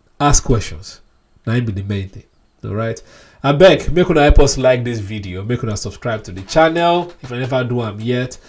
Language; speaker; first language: Nigerian Pidgin; non-native, local second language; Yoruba